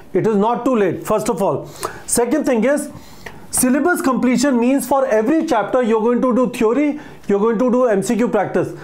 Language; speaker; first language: English; non-native, local second language; Hindi